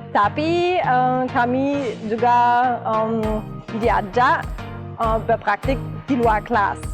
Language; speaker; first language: Indonesian; non-native, learner; German